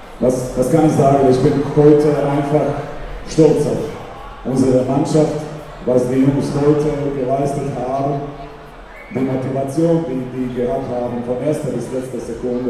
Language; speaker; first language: German; non-native, fluent; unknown